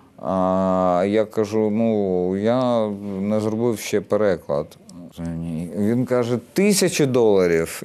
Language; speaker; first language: Ukrainian; non-native, local second language; Russian